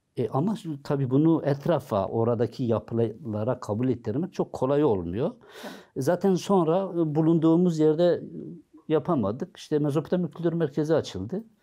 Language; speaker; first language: Turkish; non-native, local second language; Zaza